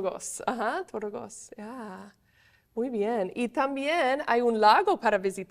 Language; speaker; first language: Spanish; non-native, fluent; English